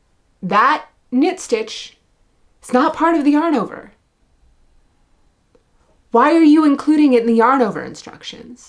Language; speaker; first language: English; native; English